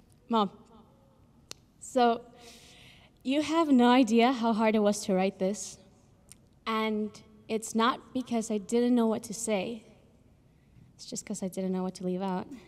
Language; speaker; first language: English; early bilingual, other home language; Spanish